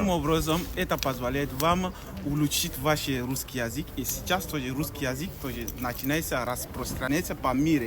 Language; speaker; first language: Russian; non-native, fluent; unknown